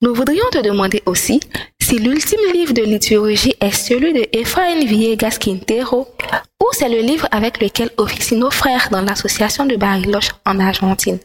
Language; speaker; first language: French; non-native, fluent; Spanish